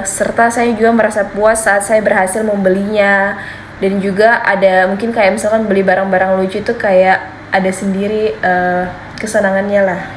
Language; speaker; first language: Indonesian; native; Indonesian